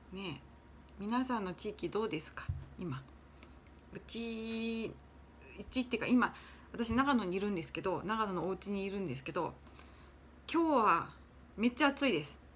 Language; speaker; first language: Japanese; native; Japanese